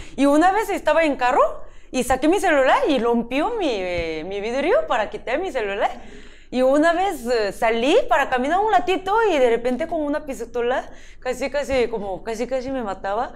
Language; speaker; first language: Spanish; non-native, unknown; Korean